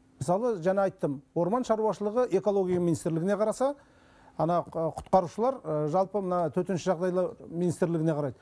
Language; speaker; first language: Kazakh; native; Kazakh